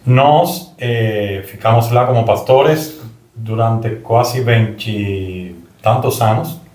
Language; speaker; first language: Portuguese; non-native, learner; Spanish